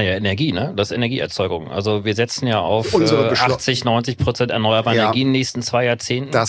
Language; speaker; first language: German; native; German